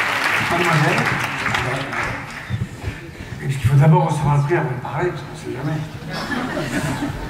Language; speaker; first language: French; native; French